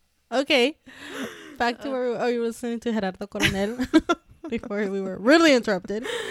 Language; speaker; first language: English; early bilingual, other home language; Spanish